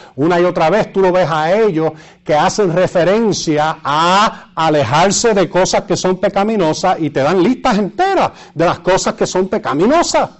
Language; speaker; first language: Spanish; early bilingual, heritage; Spanish